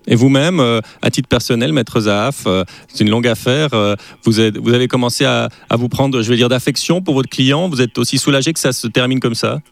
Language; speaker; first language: French; native; French